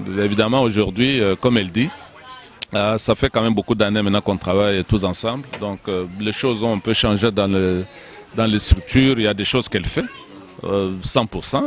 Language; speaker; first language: French; non-native, local second language; Lingala